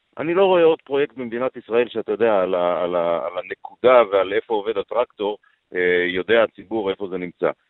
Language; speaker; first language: Hebrew; native; Hebrew